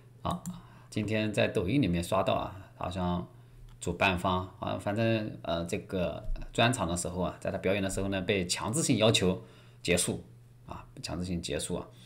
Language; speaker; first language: Chinese; native; Chinese